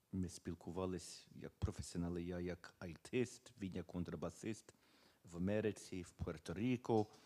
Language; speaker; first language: Ukrainian; early bilingual, heritage; Ukrainian